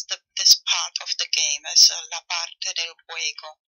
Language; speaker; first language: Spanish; non-native, fluent; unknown